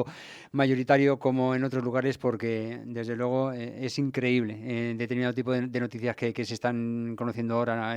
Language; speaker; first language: Spanish; native; Spanish